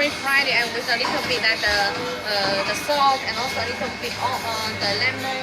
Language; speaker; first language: English; non-native, learner; Chinese